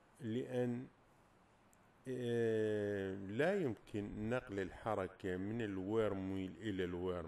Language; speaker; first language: Arabic; native; Arabic